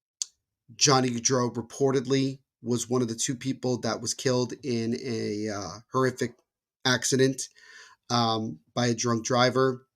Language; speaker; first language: English; native; English